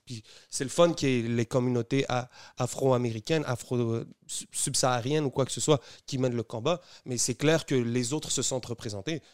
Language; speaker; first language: French; early bilingual, other home language; Arabic